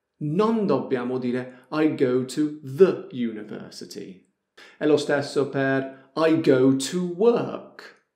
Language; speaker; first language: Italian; non-native, fluent; English